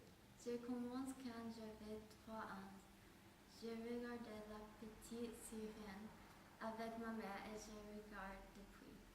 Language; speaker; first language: French; non-native, learner; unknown